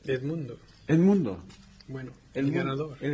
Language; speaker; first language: Spanish; non-native, learner; English